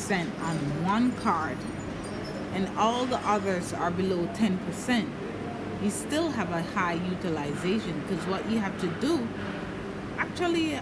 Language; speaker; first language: English; native; English